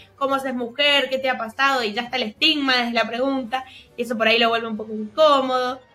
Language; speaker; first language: Spanish; native; Spanish